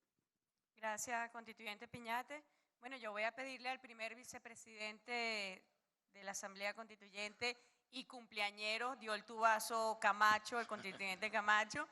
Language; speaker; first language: Spanish; native; Spanish